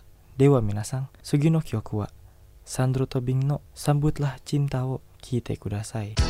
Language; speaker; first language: Japanese; non-native, learner; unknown